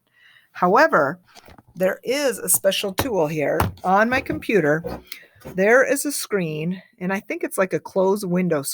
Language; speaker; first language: English; native; English